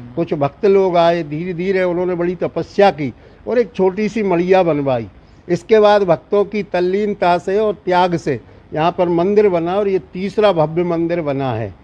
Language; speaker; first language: Hindi; native; Hindi